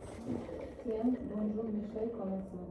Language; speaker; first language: French; non-native, learner; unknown